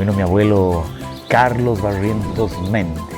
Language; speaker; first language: Spanish; native; Spanish